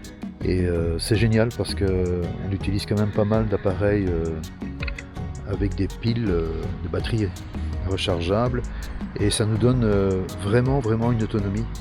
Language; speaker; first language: French; native; French